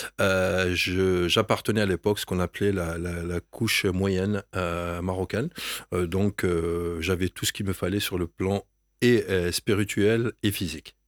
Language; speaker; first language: French; non-native, local second language; Arabic